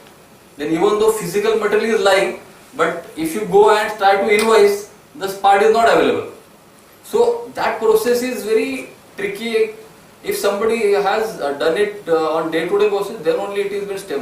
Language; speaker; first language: English; non-native, local second language; Marathi